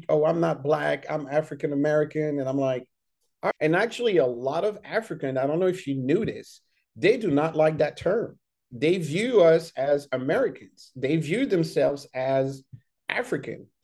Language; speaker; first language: English; early bilingual, other home language; French